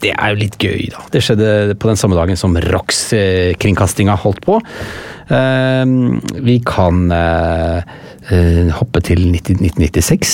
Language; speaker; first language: Norwegian; native; Norwegian